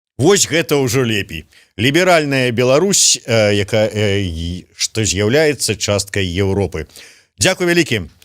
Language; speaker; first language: Belarusian; native; Belarusian